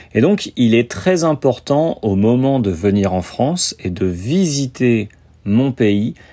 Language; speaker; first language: French; native; French